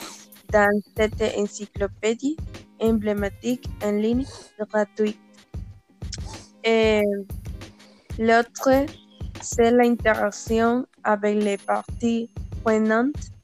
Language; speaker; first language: French; non-native, learner; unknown